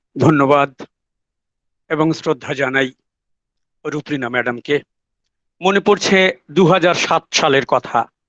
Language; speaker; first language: Bangla; native; Bangla